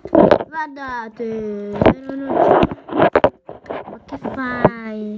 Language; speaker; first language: Italian; early bilingual, heritage; Italian